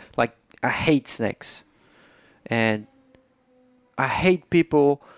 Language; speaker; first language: English; non-native, fluent; French